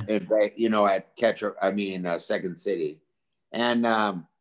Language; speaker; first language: English; native; English